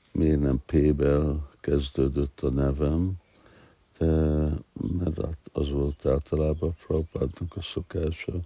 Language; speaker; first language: Hungarian; early bilingual, heritage; Hungarian